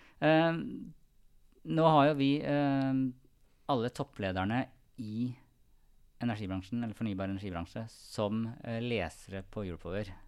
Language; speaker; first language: Norwegian; native; Norwegian